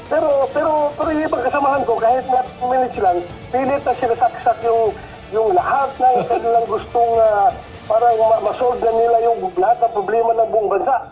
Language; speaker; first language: Filipino; non-native, local second language; Cebuano